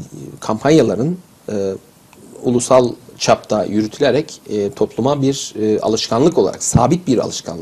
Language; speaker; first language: Turkish; native; Turkish